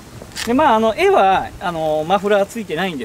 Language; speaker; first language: Japanese; native; Japanese